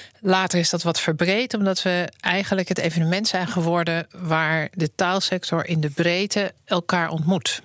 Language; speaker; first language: Dutch; native; Dutch